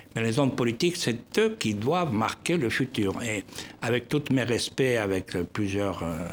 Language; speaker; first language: French; non-native, fluent; Spanish